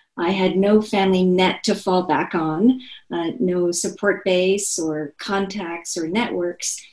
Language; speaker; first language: English; non-native, fluent; Korean